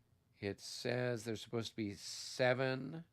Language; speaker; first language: English; native; English